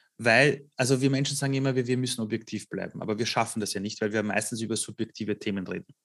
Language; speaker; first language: German; early bilingual, other home language; Persian